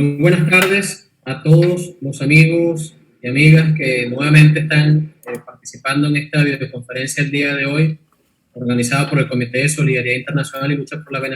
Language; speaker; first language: Spanish; native; Spanish